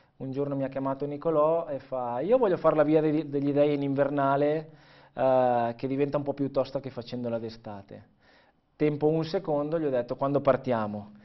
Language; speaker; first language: Italian; non-native, fluent; Catalan